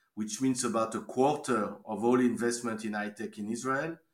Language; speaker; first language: English; non-native, fluent; French